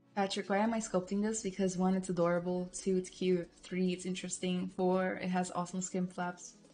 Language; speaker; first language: English; non-native, fluent; Portuguese